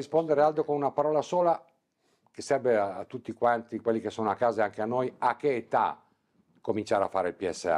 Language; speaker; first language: Italian; native; Italian